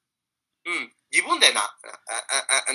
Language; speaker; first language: Japanese; non-native, fluent; Spanish